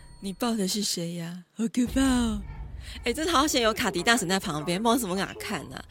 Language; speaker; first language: Chinese; native; Chinese